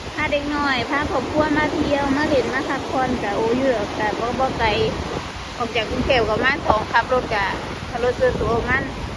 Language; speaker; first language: Thai; non-native, local second language; Northeastern Thai